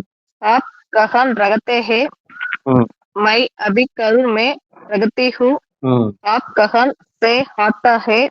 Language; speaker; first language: Hindi; non-native, learner; Tamil